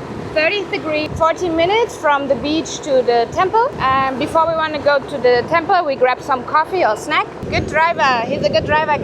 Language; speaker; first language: English; non-native, fluent; German